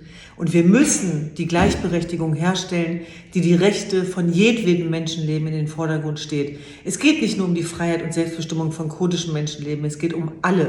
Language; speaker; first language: German; early bilingual, other home language; Kurdish